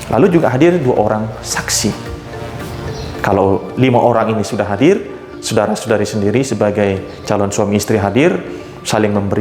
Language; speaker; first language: Indonesian; native; Indonesian